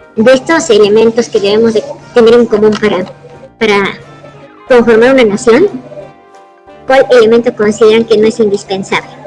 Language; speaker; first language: Spanish; native; Spanish